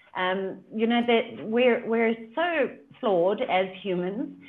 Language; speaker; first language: English; native; English